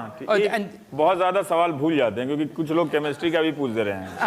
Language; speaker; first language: Hindi; native; Hindi